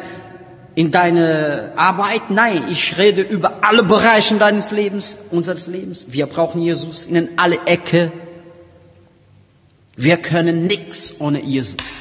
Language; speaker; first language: German; non-native, learner; Portuguese